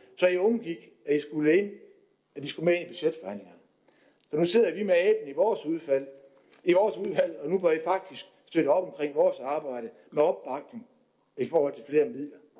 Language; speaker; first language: Danish; native; Danish